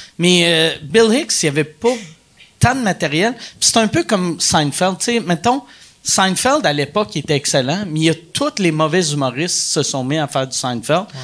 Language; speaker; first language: French; native; French